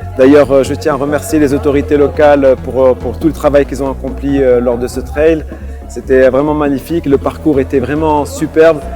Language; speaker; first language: French; non-native, local second language; Arabic